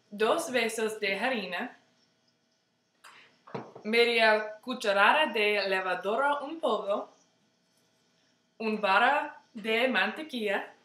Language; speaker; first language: Spanish; non-native, learner; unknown